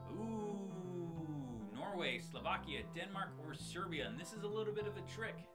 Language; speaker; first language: English; native; English